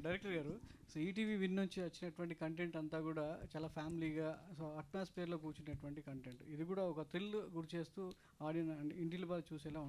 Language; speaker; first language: Telugu; native; Telugu